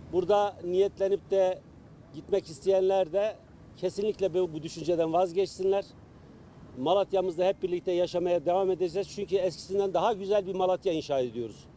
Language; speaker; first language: Turkish; native; Turkish